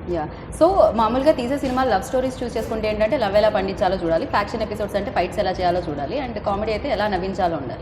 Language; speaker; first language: Telugu; native; Telugu